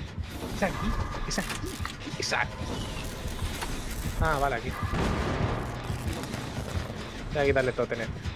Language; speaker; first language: Spanish; native; Spanish